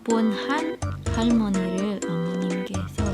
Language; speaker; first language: Korean; non-native, learner; Filipino